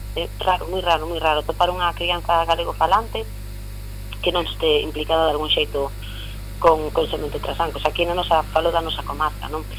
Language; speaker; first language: Galician; non-native, local second language; Spanish